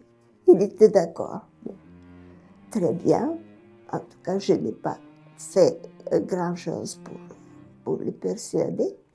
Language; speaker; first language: French; non-native, fluent; Bulgarian